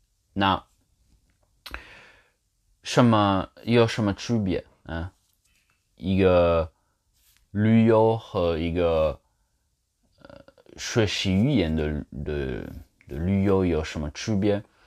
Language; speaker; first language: Chinese; non-native, learner; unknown